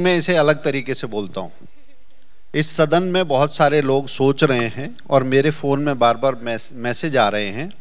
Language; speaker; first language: Hindi; native; Hindi